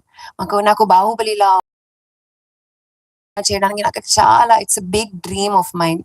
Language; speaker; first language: Telugu; non-native, fluent; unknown